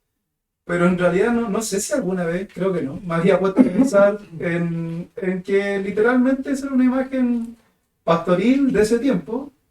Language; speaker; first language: Spanish; native; Spanish